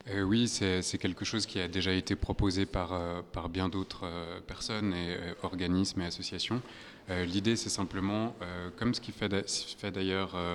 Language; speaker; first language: French; native; French